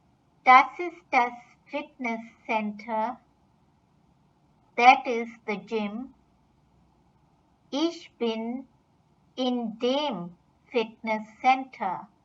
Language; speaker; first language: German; non-native, fluent; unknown